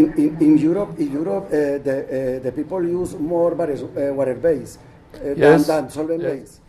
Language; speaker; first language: English; non-native, learner; Spanish